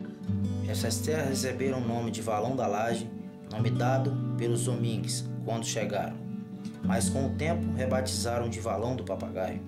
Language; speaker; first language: Portuguese; native; Portuguese